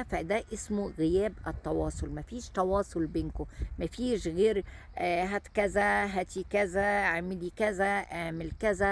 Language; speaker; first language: Arabic; native; Arabic